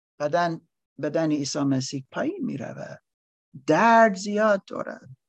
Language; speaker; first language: Persian; non-native, learner; English